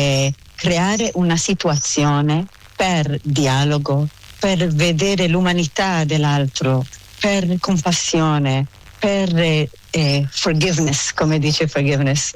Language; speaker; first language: Italian; non-native, learner; Hebrew